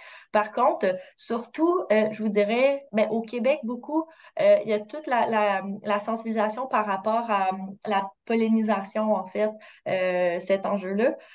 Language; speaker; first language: French; native; French